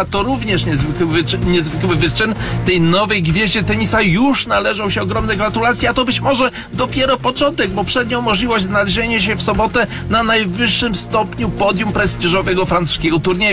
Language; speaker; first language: Polish; native; Polish